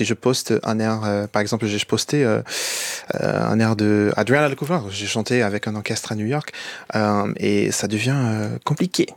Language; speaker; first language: French; non-native, fluent; English